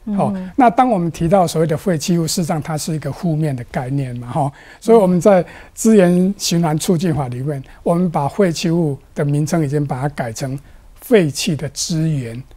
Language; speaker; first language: Chinese; native; Chinese